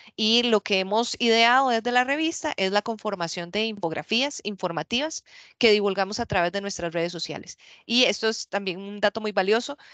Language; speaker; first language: Spanish; native; Spanish